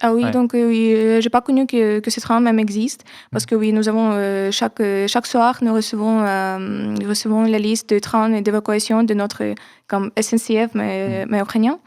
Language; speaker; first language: French; non-native, fluent; Ukrainian